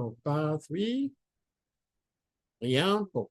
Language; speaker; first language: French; non-native, fluent; Spanish